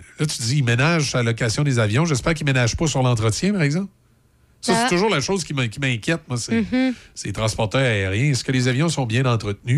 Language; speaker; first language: French; native; French